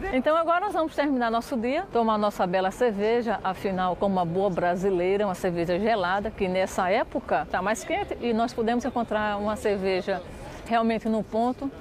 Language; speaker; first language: Portuguese; native; Portuguese